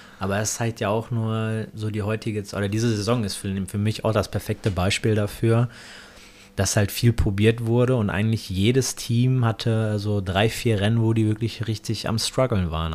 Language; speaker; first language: German; native; German